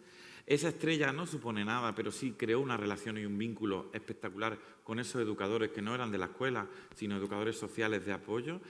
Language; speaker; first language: Spanish; native; Spanish